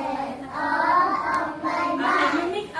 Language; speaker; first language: English; non-native, learner; Thai